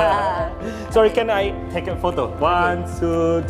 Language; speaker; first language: English; non-native, learner; Indonesian